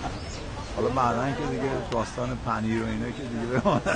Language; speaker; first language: Persian; native; Persian